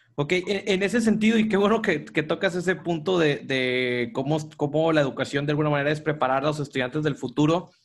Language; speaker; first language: Spanish; native; Spanish